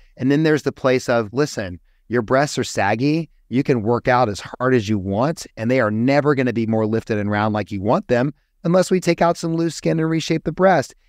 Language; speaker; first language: English; native; English